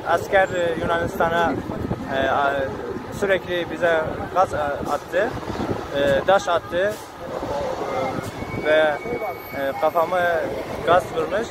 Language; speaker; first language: Turkish; non-native, learner; Persian